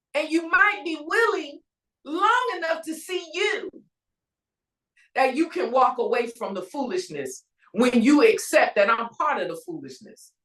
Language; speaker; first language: English; native; English